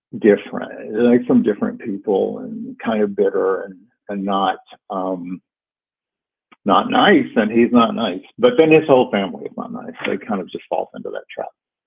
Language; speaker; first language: English; native; English